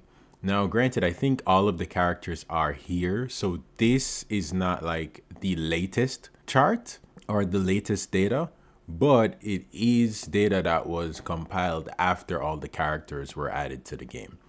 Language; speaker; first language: English; native; English